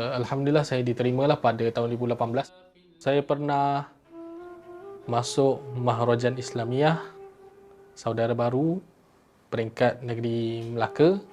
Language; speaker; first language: Malay; non-native, local second language; Chinese